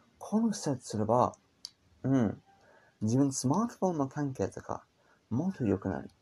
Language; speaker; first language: Japanese; non-native, learner; English